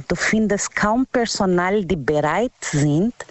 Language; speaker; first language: German; non-native, learner; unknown